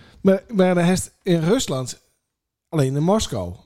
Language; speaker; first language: Dutch; native; Dutch